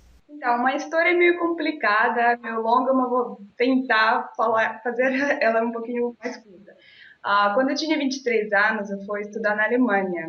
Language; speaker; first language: Portuguese; non-native, fluent; Russian